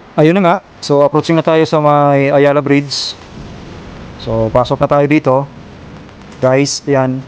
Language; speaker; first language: Filipino; non-native, local second language; Waray